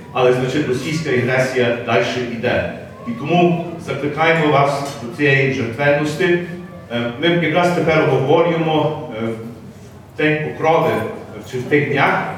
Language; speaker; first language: Ukrainian; early bilingual, heritage; Ukrainian